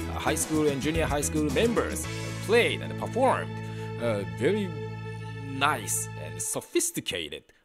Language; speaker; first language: English; non-native, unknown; Japanese